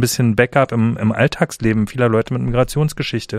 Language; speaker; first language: German; native; German